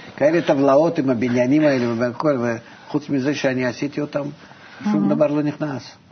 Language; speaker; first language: Hebrew; non-native, fluent; Russian